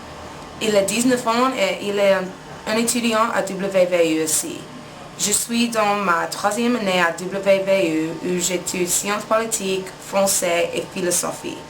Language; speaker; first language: French; non-native, learner; English